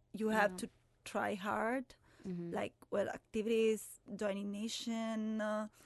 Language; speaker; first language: English; non-native, fluent; Italian